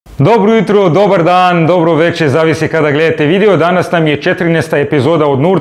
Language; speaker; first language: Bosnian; non-native, fluent; Arabic